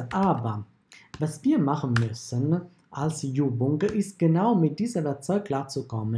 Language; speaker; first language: German; non-native, fluent; Italian